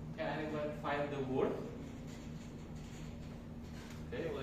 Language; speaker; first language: English; non-native, fluent; Indonesian